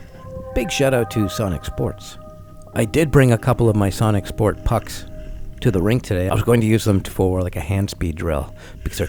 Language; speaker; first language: English; native; English